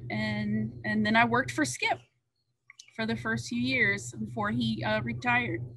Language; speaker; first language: English; native; English